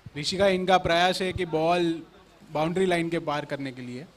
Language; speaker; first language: Hindi; non-native, local second language; Marathi